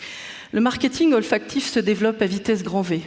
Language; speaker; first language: French; native; French